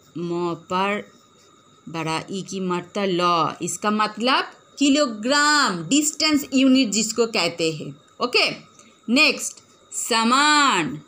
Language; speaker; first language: Hindi; non-native, local second language; Bangla